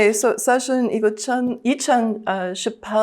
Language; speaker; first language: Korean; non-native, learner; English